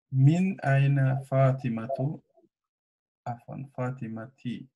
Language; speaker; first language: Arabic; non-native, learner; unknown